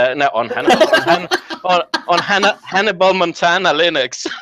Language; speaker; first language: English; non-native, fluent; Norwegian